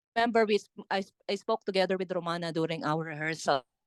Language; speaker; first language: English; non-native, local second language; Filipino